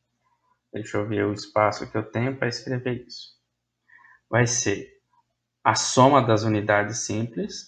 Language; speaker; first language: Portuguese; native; Portuguese